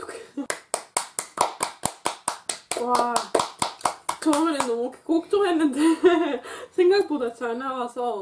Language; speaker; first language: Korean; non-native, fluent; Dutch